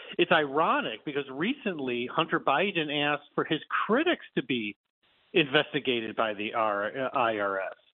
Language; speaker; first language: English; native; English